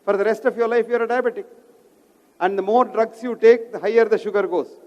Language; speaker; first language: English; non-native, local second language; Kannada